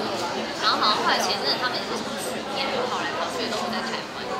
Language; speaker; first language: Chinese; native; Chinese